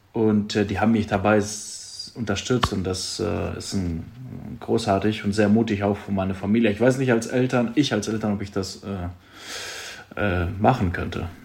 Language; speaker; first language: German; non-native, fluent; Greek